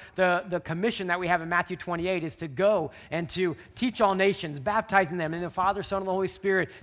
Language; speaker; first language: English; native; English